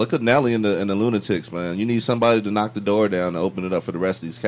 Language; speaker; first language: English; native; English